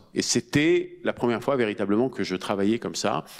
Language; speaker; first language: French; native; French